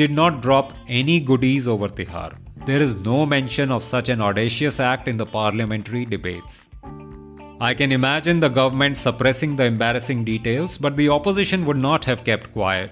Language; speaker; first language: English; non-native, local second language; Hindi